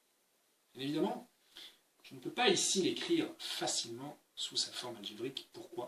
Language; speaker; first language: French; native; French